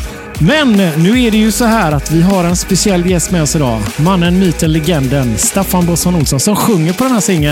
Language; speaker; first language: Swedish; native; Swedish